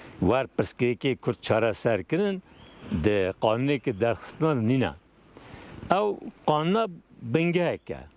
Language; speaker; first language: Kurdish; non-native, local second language; Turkish